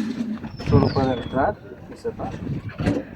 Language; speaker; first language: Spanish; native; Spanish